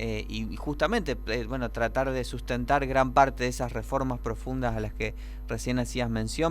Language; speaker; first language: Spanish; native; Spanish